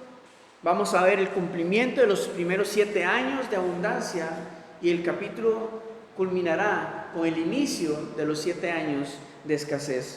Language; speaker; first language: Spanish; native; Spanish